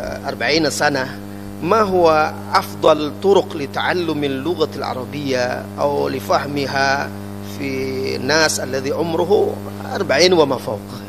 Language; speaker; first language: Arabic; non-native, fluent; Indonesian